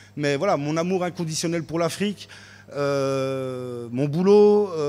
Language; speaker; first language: French; native; French